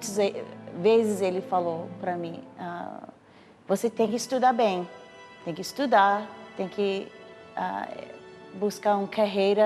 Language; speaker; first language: Portuguese; non-native, learner; English